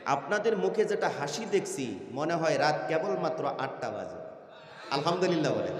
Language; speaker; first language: Bangla; non-native, local second language; Assamese